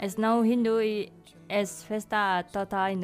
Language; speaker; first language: Catalan; non-native, learner; Indonesian